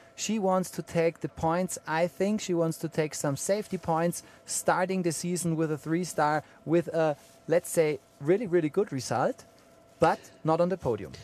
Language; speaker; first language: English; non-native, fluent; German